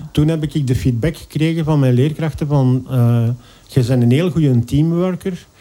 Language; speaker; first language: Dutch; native; Dutch